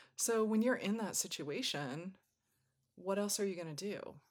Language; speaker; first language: English; native; English